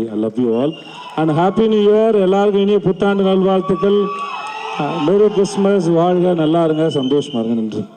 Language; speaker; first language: Tamil; native; Tamil